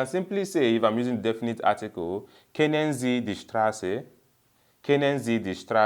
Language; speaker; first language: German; non-native, fluent; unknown